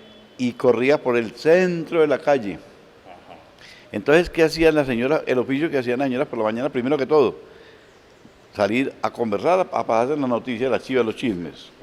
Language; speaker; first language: Spanish; native; Spanish